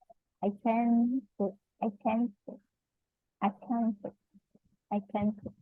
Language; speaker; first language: English; non-native, learner; Indonesian